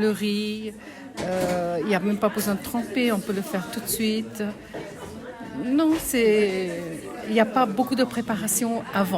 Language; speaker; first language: French; non-native, fluent; Bangla